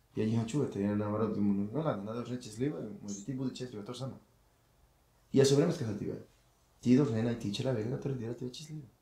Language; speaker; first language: Russian; non-native, learner; Spanish